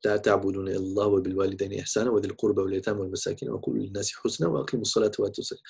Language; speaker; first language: Arabic; non-native, fluent; English